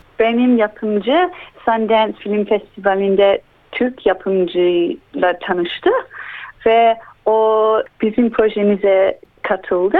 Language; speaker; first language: Turkish; early bilingual, heritage; Turkish